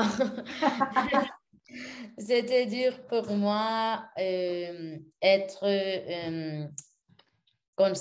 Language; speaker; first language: French; non-native, learner; Spanish